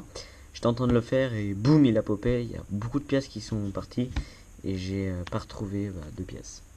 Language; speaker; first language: French; native; French